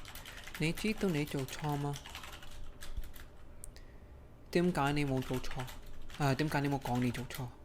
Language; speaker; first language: Cantonese; early bilingual, heritage; Cantonese